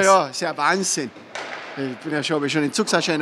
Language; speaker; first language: German; native; German